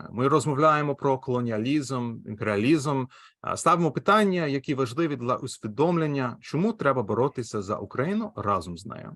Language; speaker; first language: Ukrainian; non-native, fluent; English